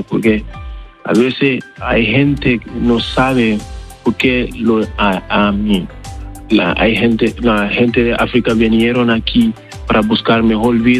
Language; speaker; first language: Spanish; non-native, learner; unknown